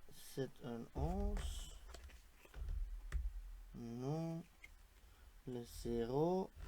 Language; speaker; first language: French; non-native, local second language; Dutch